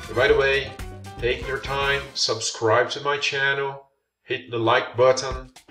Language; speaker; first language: English; non-native, fluent; Portuguese